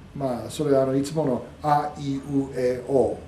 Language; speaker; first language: Japanese; non-native, fluent; English